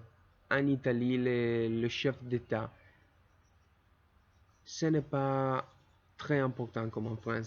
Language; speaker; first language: French; non-native, learner; Italian